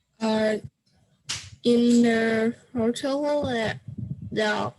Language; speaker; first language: English; non-native, learner; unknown